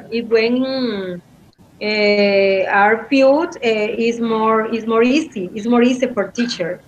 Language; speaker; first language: English; non-native, learner; Spanish